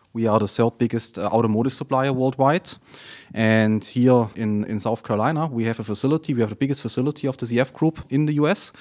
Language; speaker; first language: English; non-native, fluent; German